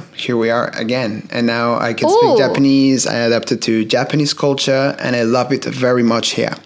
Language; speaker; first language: English; non-native, fluent; Spanish